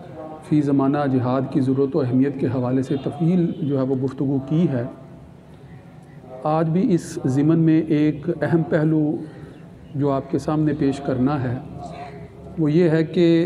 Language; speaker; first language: Urdu; native; Urdu